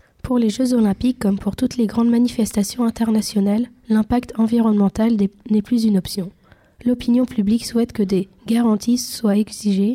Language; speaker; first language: French; native; French